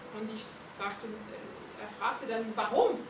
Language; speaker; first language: German; non-native, fluent; Hungarian